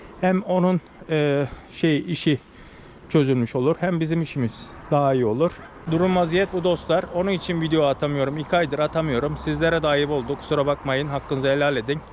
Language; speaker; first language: Turkish; native; Turkish